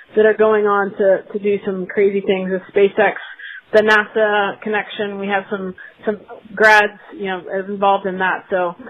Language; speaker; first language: English; native; English